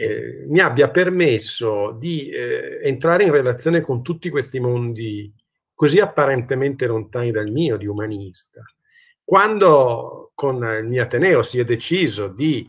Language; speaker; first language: Italian; native; Italian